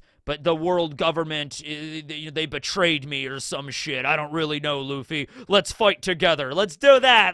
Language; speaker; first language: English; native; English